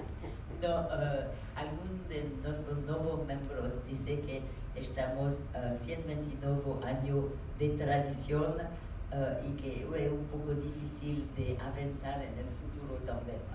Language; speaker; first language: Spanish; non-native, learner; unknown